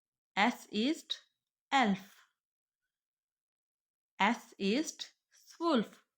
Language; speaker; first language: German; non-native, fluent; Urdu